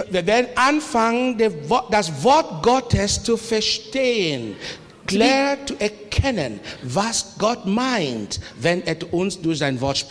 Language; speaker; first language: German; non-native, learner; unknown